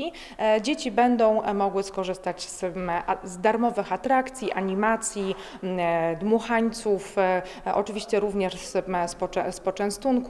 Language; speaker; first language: Polish; native; Polish